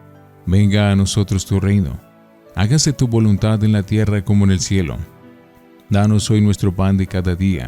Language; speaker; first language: Spanish; native; Spanish